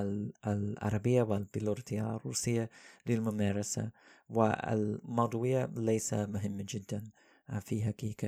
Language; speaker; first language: Arabic; non-native, learner; English